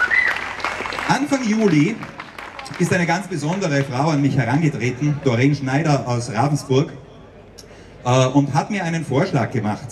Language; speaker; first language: German; native; German